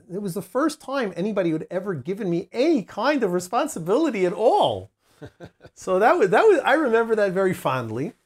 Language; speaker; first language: English; native; English